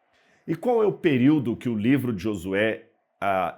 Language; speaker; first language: Portuguese; native; Portuguese